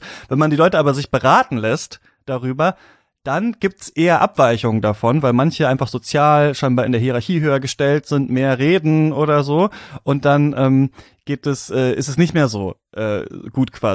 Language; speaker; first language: German; native; German